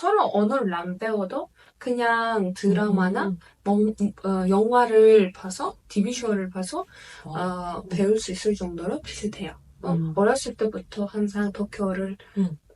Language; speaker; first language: Korean; non-native, fluent; Azerbaijani